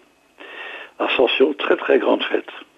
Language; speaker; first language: French; native; French